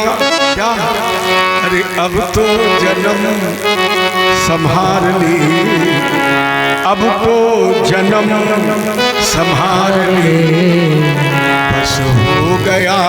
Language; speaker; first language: Hindi; native; Hindi